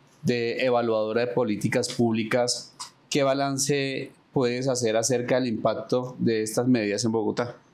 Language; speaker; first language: Spanish; native; Spanish